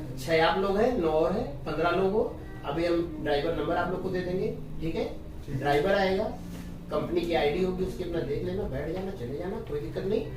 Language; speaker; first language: Hindi; native; Hindi